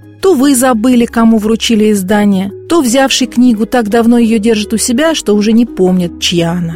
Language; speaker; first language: Russian; native; Russian